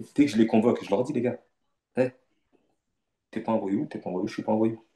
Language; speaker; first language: French; native; French